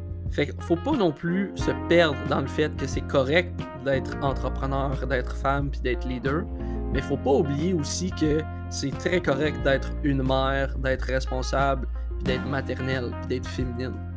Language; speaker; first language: French; native; French